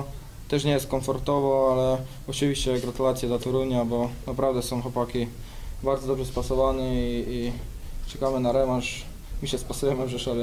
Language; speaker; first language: Polish; non-native, fluent; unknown